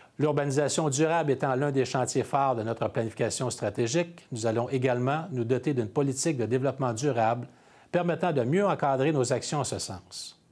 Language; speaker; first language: French; native; French